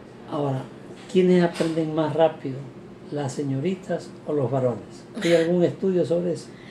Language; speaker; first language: Spanish; native; Spanish